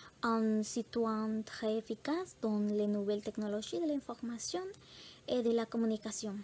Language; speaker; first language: French; non-native, learner; Spanish